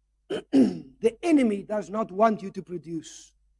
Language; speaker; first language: English; non-native, local second language; Afrikaans